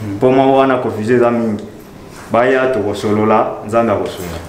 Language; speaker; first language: Lingala; native; Lingala